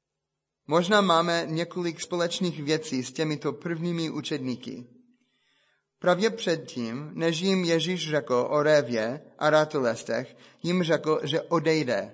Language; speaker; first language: Czech; non-native, fluent; English